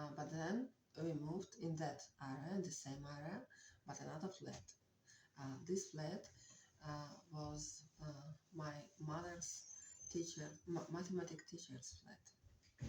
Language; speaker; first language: English; non-native, learner; Russian